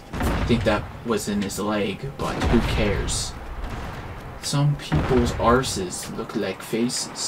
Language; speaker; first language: English; native; English